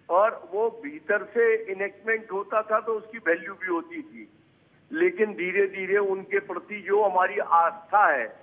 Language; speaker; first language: Hindi; native; Hindi